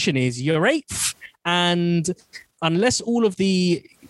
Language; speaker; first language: English; non-native, local second language; Bangla